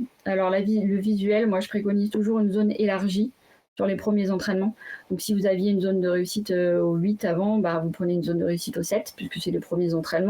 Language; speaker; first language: French; native; French